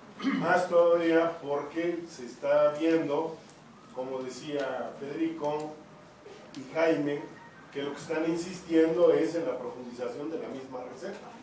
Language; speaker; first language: Spanish; native; Spanish